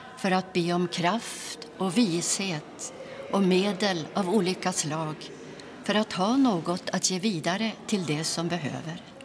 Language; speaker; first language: Swedish; native; Swedish